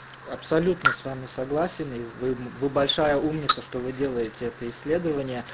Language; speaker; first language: Russian; native; Russian